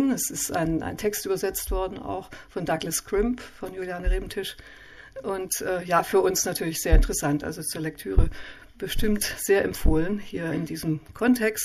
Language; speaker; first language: German; native; German